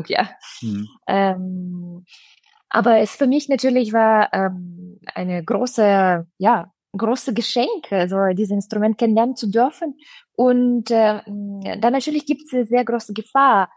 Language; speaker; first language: German; non-native, fluent; Russian